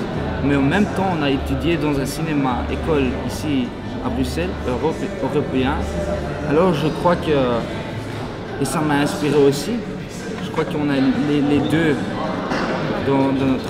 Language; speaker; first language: French; non-native, local second language; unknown